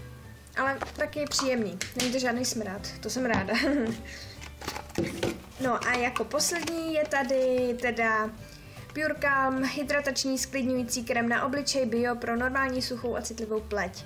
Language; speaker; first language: Czech; native; Czech